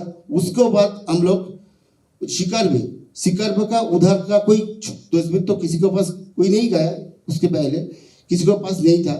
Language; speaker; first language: Hindi; non-native, local second language; Bangla